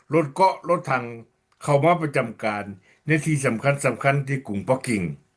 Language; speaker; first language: Lao; native; Lao